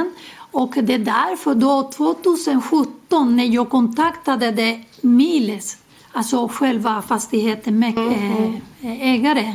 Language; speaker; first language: Swedish; non-native, learner; Spanish